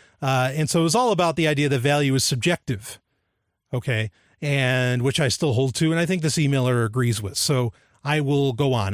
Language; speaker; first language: English; native; English